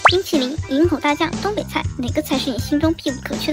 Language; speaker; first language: Chinese; native; Chinese